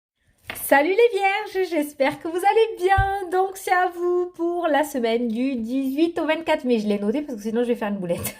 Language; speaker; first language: French; native; French